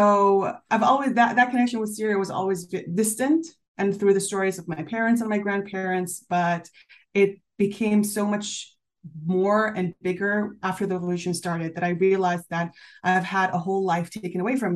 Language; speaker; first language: English; native; English